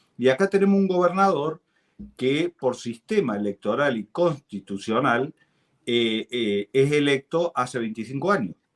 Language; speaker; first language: Spanish; native; Spanish